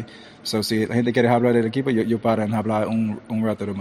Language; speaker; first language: Spanish; early bilingual, heritage; English